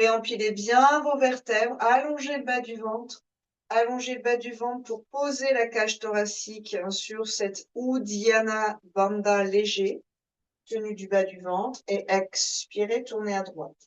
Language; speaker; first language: French; native; French